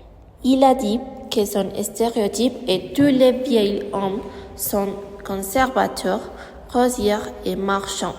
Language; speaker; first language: French; non-native, learner; Spanish